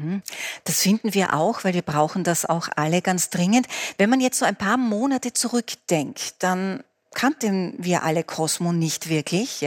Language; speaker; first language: German; native; German